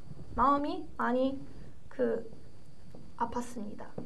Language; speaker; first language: Korean; early bilingual, heritage; English